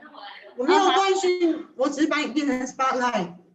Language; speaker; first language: Chinese; native; Chinese